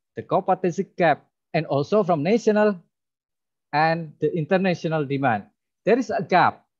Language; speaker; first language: English; non-native, fluent; Indonesian